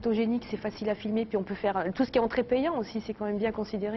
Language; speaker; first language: French; native; French